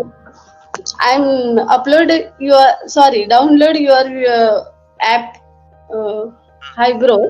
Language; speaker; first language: English; non-native, learner; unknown